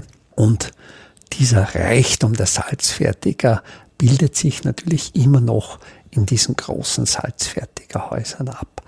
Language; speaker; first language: German; native; German